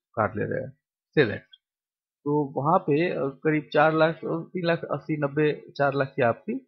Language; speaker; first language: Hindi; non-native, local second language; Bangla